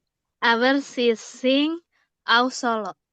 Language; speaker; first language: German; non-native, learner; Indonesian